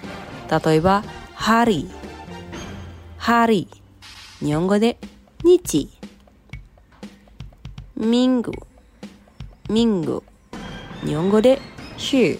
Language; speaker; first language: Japanese; non-native, fluent; Indonesian